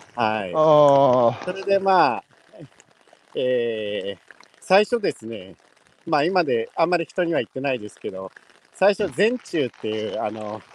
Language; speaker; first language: Japanese; native; Japanese